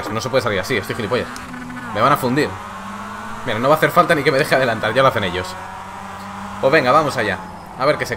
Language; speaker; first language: Spanish; native; Spanish